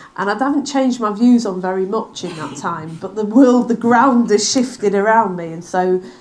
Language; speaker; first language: English; native; English